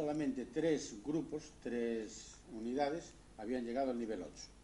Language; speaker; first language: Spanish; native; Spanish